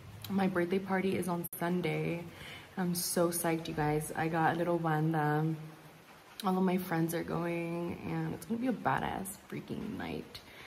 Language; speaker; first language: English; early bilingual, other home language; Spanish